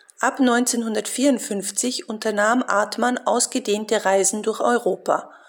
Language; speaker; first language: German; native; German